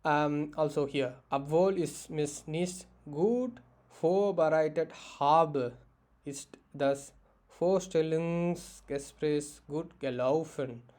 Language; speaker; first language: German; non-native, learner; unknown